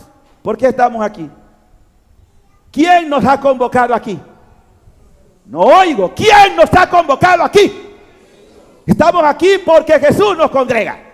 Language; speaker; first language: Spanish; native; Spanish